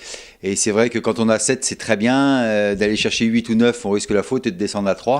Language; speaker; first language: French; native; French